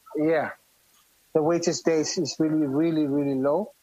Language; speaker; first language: English; non-native, fluent; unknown